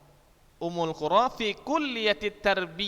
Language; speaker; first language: Arabic; non-native, fluent; Indonesian